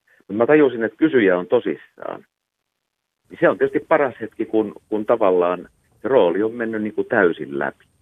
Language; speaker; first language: Finnish; native; Finnish